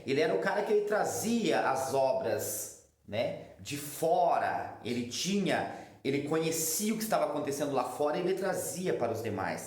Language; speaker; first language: Portuguese; native; Portuguese